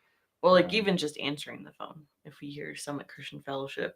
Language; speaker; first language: English; native; English